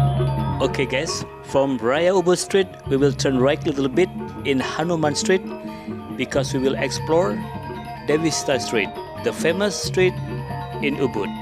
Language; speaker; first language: English; non-native, learner; Indonesian